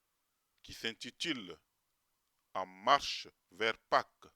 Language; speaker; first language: French; native; French